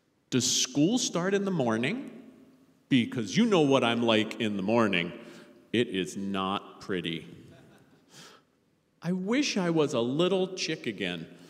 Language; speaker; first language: English; native; English